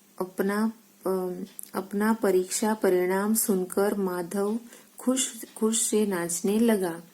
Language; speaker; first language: Hindi; non-native, local second language; Gujarati